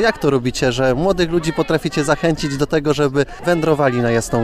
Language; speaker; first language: Polish; native; Polish